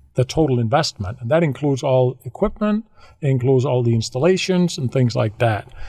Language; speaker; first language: English; non-native, fluent; Danish